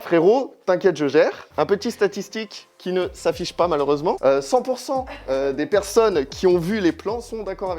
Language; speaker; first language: French; native; French